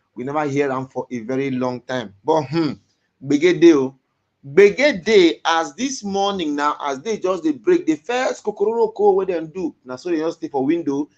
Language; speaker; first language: Nigerian Pidgin; non-native, local second language; Yoruba